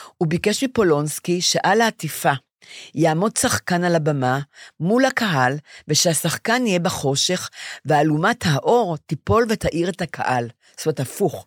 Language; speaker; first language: Hebrew; native; Hebrew